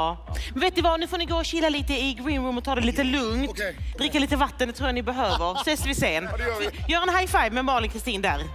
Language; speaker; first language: Swedish; native; Swedish